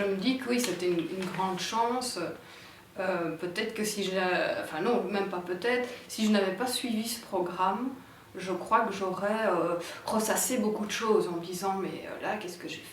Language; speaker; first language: French; native; French